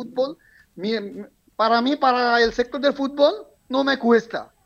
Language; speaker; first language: Spanish; non-native, fluent; Bangla